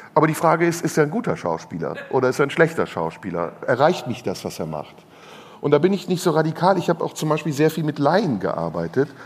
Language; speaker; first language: German; non-native, fluent; Turkish